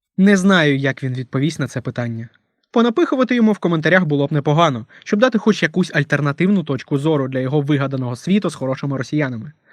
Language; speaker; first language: Ukrainian; non-native, local second language; Russian